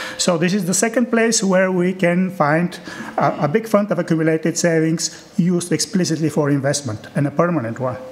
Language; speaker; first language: English; non-native, fluent; Bulgarian